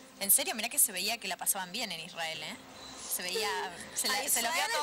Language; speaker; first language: Spanish; native; Spanish